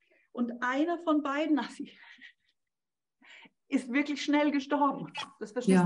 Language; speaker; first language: German; native; German